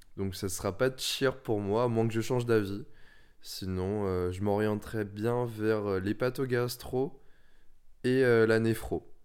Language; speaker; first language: French; early bilingual, other home language; Vietnamese